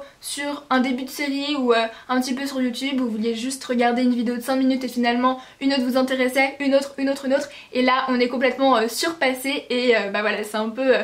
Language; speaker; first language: French; native; French